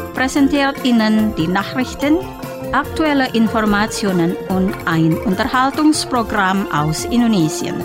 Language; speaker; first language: German; non-native, fluent; Indonesian